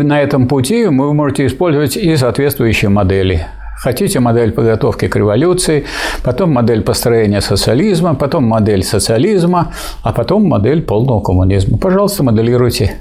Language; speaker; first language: Russian; native; Russian